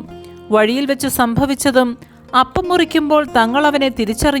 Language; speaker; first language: Malayalam; native; Malayalam